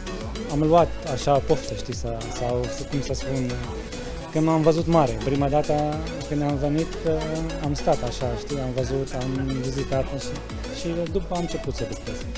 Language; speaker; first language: Romanian; non-native, fluent; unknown